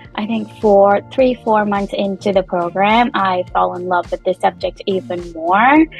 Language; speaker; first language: English; non-native, local second language; Punjabi